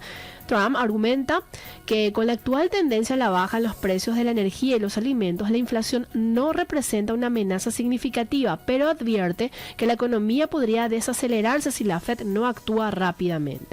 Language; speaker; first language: Spanish; native; Spanish